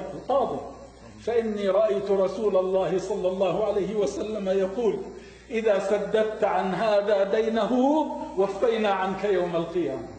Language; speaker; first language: Arabic; native; Arabic